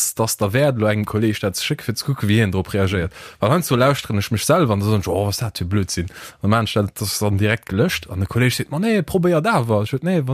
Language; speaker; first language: Luxembourgish; early bilingual, other home language; Portuguese